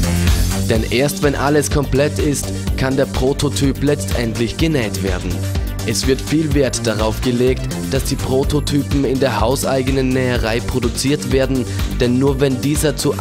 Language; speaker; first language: German; native; German